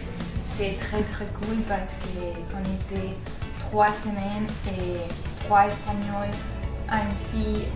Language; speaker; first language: French; non-native, learner; Spanish